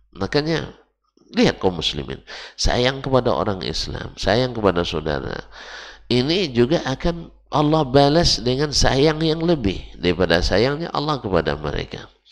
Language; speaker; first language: Indonesian; native; Indonesian